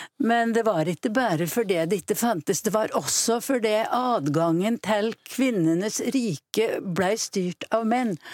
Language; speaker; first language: Norwegian; native; Norwegian